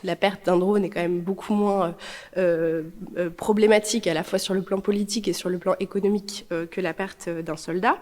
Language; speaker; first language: French; native; French